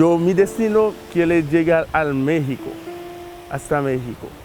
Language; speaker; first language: Spanish; non-native, learner; Haitian Creole